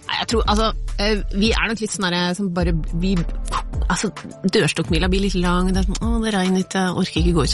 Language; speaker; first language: Norwegian; native; Norwegian